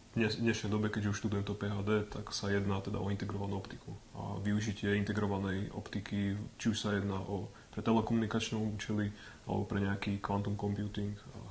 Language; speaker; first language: Slovak; native; Slovak